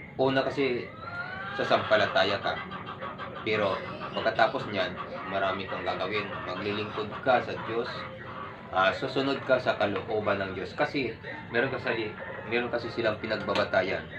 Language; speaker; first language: Filipino; non-native, local second language; Aklanon